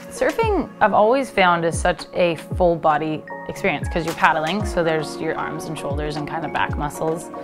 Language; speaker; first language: English; native; English